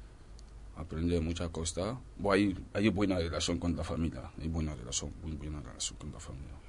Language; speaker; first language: Spanish; non-native, learner; French